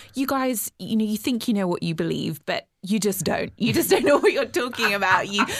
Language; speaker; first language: English; native; English